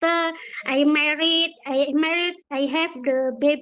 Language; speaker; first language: English; non-native, learner; Indonesian